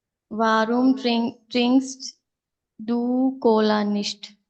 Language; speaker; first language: German; non-native, learner; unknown